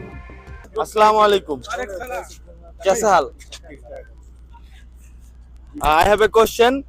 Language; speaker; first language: Hindi; non-native, learner; Bangla